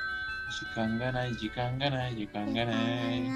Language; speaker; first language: Japanese; non-native, fluent; Spanish